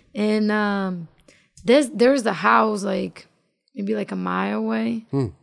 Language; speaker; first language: English; non-native, fluent; Portuguese